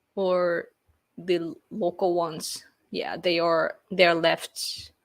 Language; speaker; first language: English; non-native, fluent; Japanese